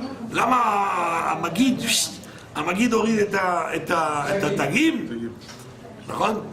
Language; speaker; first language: Hebrew; non-native, fluent; French